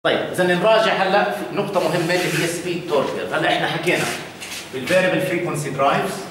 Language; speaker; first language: Arabic; native; Arabic